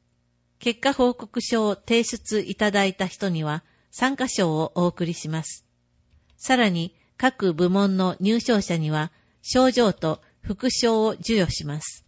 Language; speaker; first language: Japanese; native; Japanese